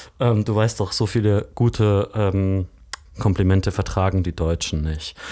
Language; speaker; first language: German; native; German